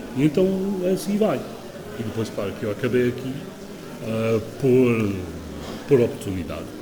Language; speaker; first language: Portuguese; non-native, fluent; English